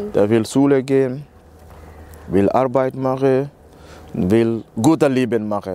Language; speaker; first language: German; non-native, learner; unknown